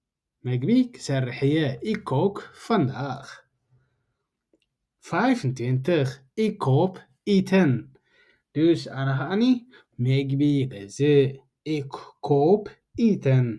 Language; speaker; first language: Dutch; non-native, learner; Tigrinya